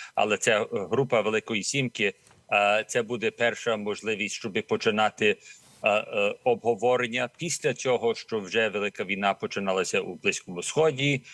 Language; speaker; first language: Ukrainian; early bilingual, heritage; Ukrainian